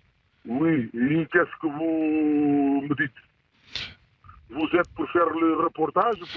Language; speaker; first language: French; non-native, learner; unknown